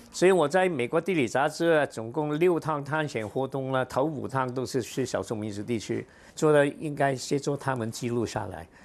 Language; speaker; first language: Chinese; non-native, local second language; Cantonese